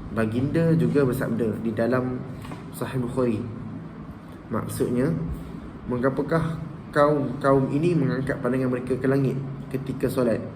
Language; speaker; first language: Malay; native; Malay